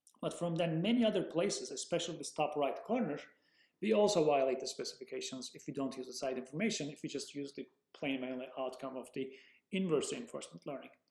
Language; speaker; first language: English; non-native, fluent; Turkish